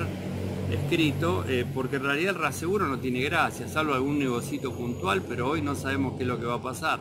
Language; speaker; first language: Spanish; native; Spanish